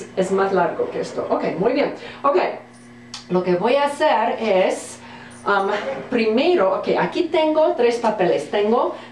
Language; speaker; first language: Spanish; non-native, fluent; English